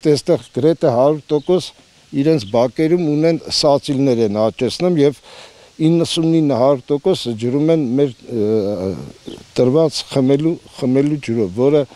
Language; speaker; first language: Armenian; native; Armenian